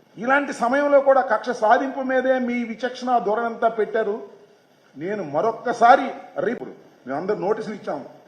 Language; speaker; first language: Telugu; native; Telugu